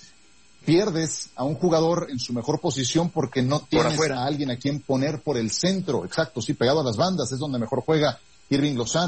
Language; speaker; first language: Spanish; native; Spanish